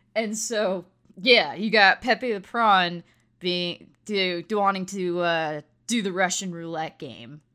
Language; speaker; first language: English; native; English